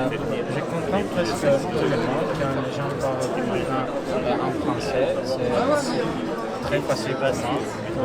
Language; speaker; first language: French; non-native, learner; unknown